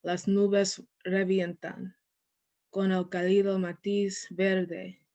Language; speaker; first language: Spanish; non-native, learner; English